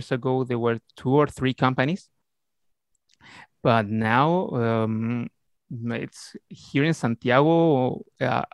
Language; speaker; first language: English; non-native, learner; Spanish